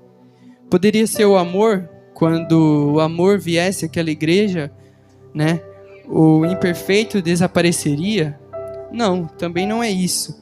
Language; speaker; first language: Portuguese; native; Portuguese